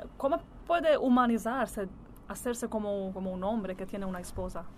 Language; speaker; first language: Spanish; non-native, learner; Italian